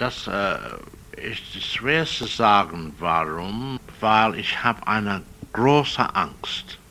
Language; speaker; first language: German; non-native, learner; English